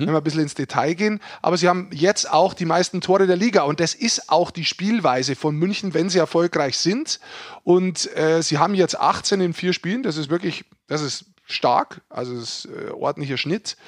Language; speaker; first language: German; native; German